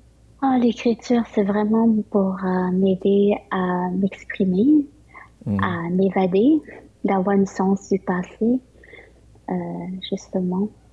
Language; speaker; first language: French; early bilingual, other home language; Vietnamese